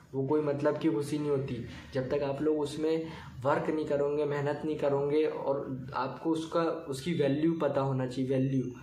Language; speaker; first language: Hindi; native; Hindi